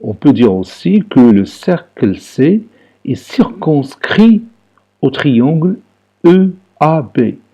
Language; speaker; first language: French; non-native, local second language; Arabic